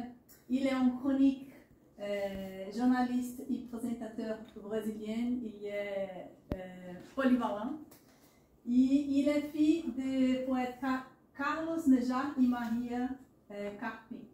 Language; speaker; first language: French; non-native, learner; Portuguese